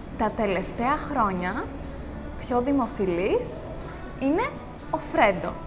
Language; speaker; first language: Greek; native; Greek